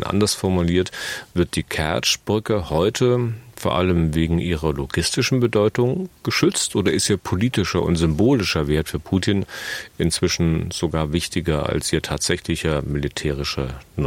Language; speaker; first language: German; native; German